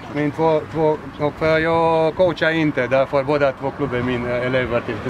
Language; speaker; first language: Swedish; non-native, learner; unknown